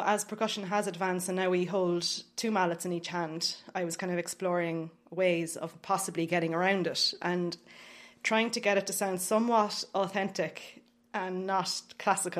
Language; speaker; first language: English; native; English